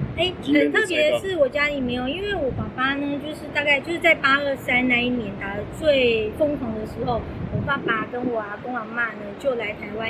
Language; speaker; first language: Chinese; native; Chinese